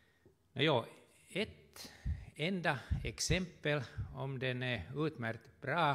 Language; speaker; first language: Swedish; non-native, fluent; Finnish